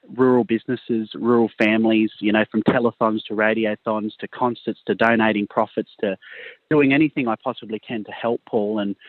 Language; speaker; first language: English; native; English